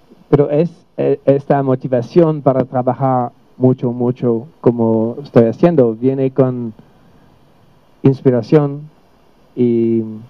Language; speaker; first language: Spanish; non-native, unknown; French